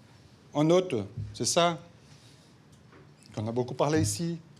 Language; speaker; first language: French; non-native, fluent; Portuguese